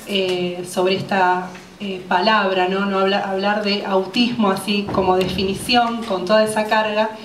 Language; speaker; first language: Spanish; native; Spanish